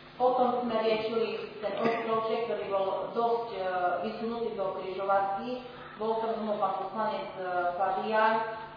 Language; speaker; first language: Slovak; native; Slovak